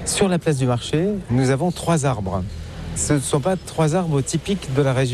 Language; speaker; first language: French; native; French